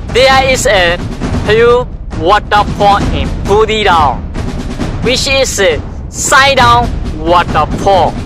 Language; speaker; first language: English; non-native, learner; Burmese